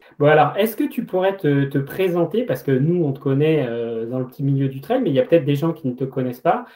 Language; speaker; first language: French; native; French